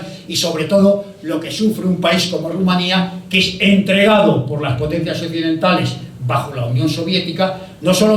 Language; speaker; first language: Spanish; native; Spanish